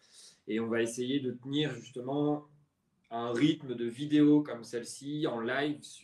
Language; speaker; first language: French; native; French